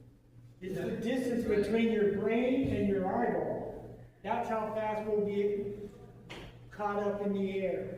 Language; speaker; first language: English; native; English